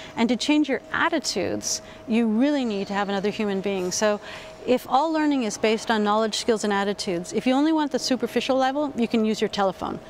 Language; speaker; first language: English; native; English